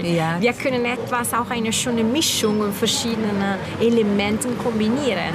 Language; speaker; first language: German; non-native, fluent; Italian